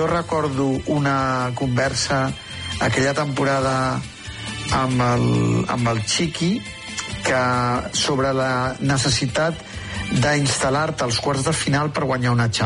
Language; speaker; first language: Catalan; native; Catalan